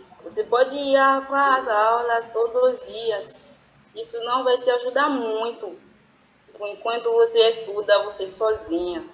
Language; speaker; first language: Portuguese; non-native, fluent; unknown